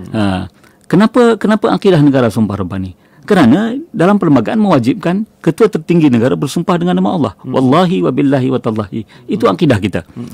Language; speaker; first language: Malay; native; Malay